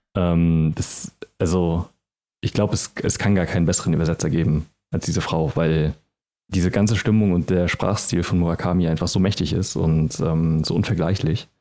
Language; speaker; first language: German; native; German